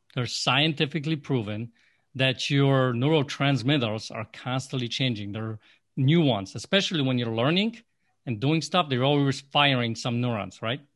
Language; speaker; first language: English; non-native, fluent; Polish